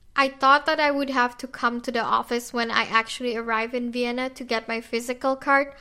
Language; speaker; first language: English; non-native, fluent; Indonesian